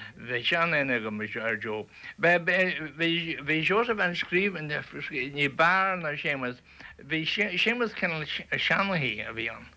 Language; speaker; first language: Irish; native; Irish